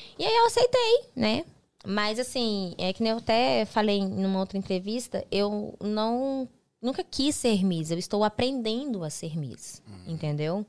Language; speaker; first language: Portuguese; native; Portuguese